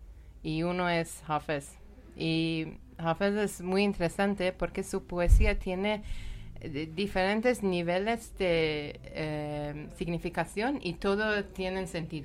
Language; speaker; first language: Spanish; non-native, learner; Persian